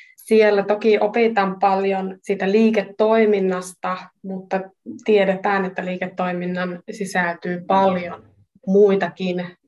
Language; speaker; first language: Finnish; non-native, fluent; Hungarian